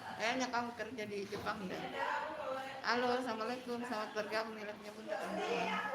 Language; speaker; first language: Indonesian; native; Indonesian